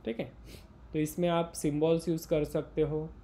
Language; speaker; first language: Hindi; non-native, local second language; Marathi